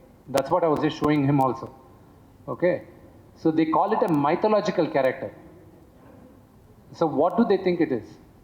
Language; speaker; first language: English; non-native, local second language; Telugu